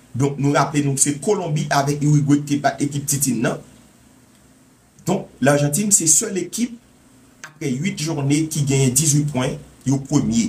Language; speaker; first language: French; non-native, local second language; Haitian Creole